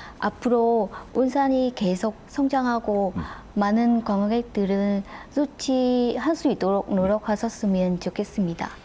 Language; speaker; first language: Korean; non-native, fluent; Vietnamese